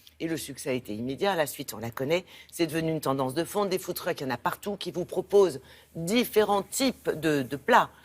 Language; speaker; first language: French; native; French